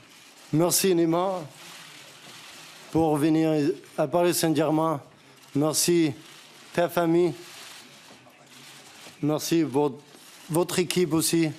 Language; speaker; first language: French; non-native, learner; Arabic